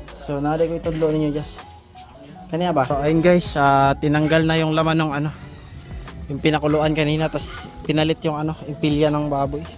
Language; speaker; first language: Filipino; non-native, local second language; Cebuano